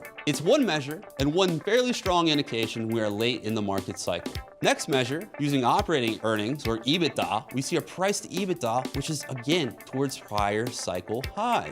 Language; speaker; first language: English; native; English